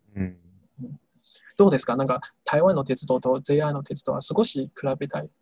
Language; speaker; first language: Japanese; non-native, learner; Chinese